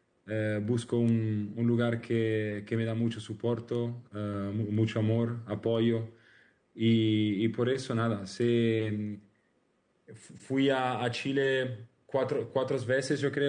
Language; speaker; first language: Spanish; non-native, learner; Italian